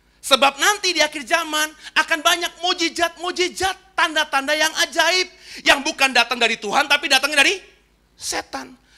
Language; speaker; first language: Indonesian; native; Indonesian